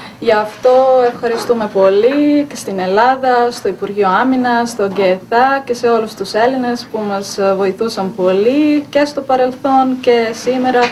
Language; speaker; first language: Greek; non-native, fluent; Bosnian